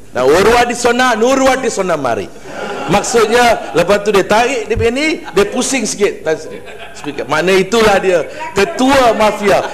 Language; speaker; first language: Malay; non-native, local second language; Tamil